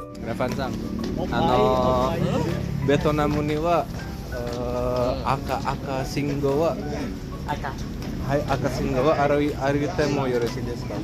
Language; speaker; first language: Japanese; non-native, learner; Indonesian